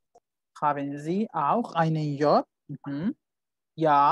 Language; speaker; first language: German; non-native, fluent; Spanish